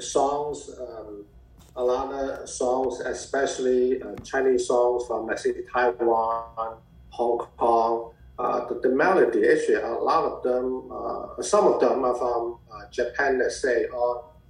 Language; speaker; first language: English; non-native, fluent; Chinese